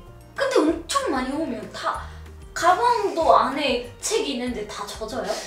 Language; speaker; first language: Korean; non-native, fluent; Arabic